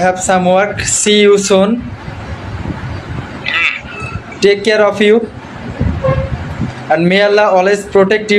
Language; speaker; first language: English; non-native, learner; Bangla